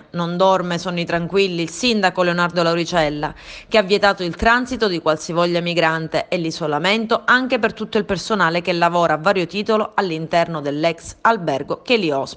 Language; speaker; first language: Italian; native; Italian